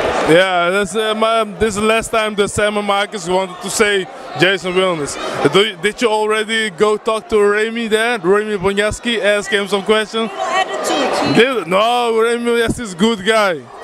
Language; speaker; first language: English; non-native, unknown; Dutch